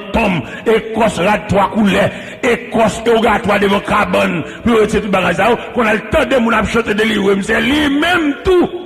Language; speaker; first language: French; non-native, local second language; Haitian Creole